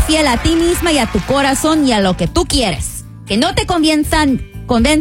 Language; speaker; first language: Spanish; early bilingual, heritage; Spanish